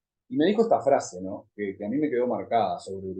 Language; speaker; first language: Spanish; native; Spanish